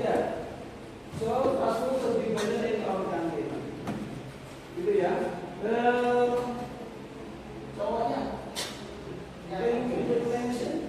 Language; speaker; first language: English; non-native, learner; Indonesian